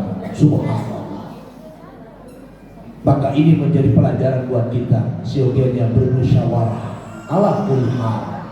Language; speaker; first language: Indonesian; native; Indonesian